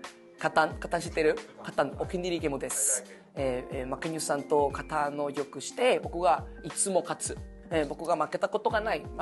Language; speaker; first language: Japanese; non-native, learner; Spanish